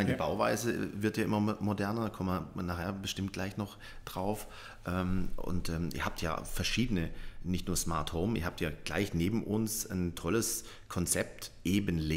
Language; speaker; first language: German; native; German